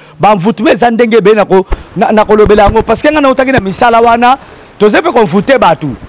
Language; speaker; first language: Lingala; native; Lingala